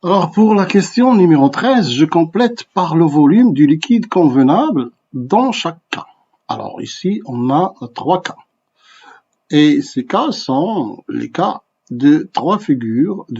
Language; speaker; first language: French; non-native, local second language; Arabic